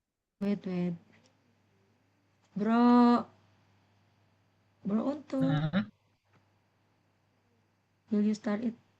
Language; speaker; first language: English; non-native, learner; Indonesian